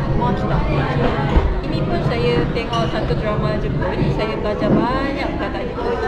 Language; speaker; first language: Malay; native; Malay